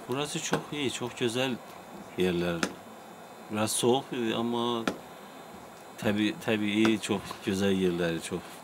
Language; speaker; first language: Turkish; non-native, learner; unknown